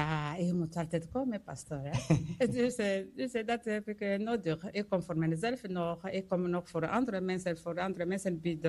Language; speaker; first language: Dutch; non-native, learner; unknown